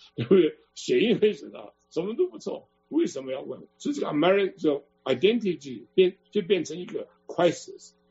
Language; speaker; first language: Chinese; non-native, local second language; Cantonese